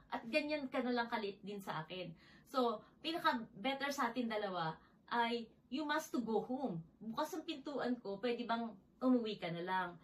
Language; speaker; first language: Filipino; native; Filipino